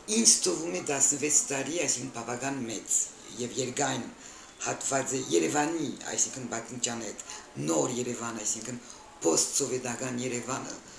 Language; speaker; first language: Armenian; early bilingual, heritage; Armenian